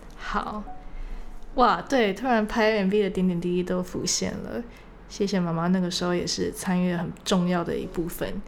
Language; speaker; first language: Chinese; early bilingual, heritage; Chinese